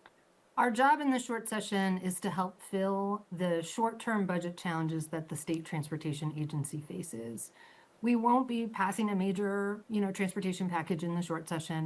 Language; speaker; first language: English; native; English